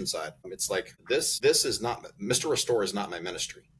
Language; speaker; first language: English; native; English